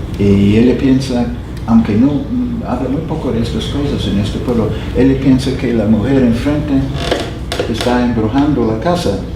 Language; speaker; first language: Spanish; non-native, fluent; English